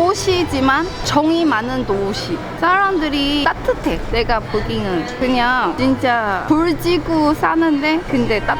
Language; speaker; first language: Korean; non-native, fluent; Chinese